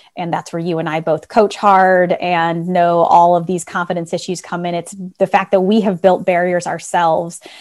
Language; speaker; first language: English; native; English